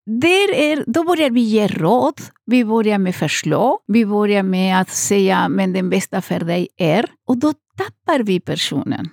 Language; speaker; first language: Swedish; non-native, fluent; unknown